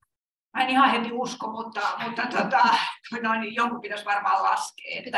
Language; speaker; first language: Finnish; native; Finnish